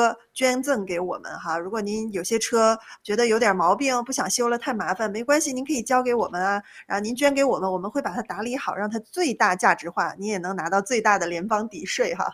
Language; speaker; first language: Chinese; native; Chinese